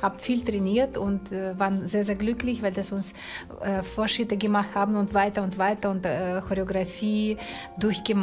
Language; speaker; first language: German; non-native, fluent; Russian